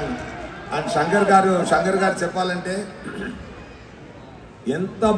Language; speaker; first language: Telugu; non-native, learner; Tamil